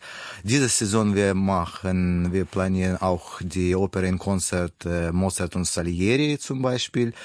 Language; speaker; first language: German; non-native, learner; Russian